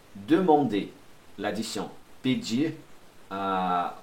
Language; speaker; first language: French; non-native, fluent; Portuguese